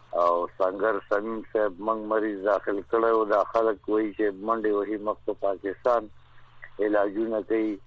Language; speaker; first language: Pashto; native; Pashto